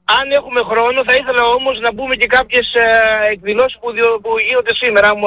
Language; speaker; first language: Greek; native; Greek